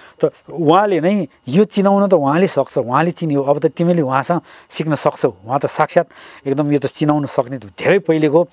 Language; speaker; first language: Nepali; native; Nepali